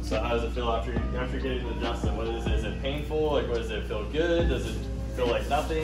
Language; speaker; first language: English; native; English